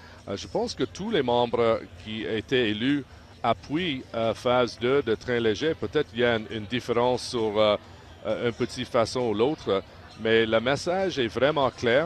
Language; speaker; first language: French; non-native, local second language; English